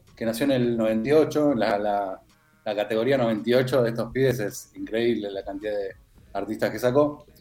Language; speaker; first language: Spanish; native; Spanish